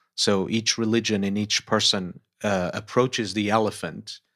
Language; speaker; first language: English; non-native, fluent; Portuguese